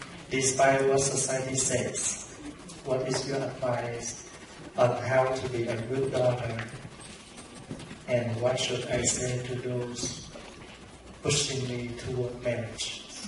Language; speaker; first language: English; non-native, fluent; Vietnamese